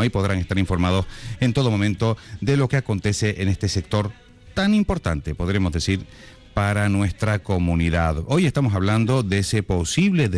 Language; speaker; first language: Spanish; native; Spanish